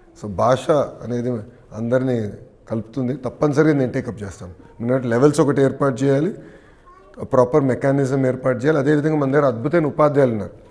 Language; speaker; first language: Telugu; native; Telugu